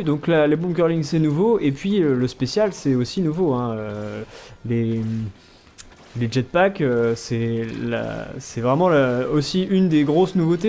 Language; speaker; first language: French; native; French